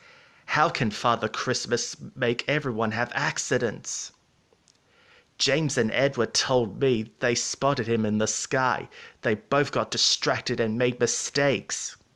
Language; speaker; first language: English; native; English